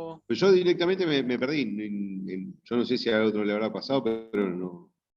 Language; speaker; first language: Spanish; native; Spanish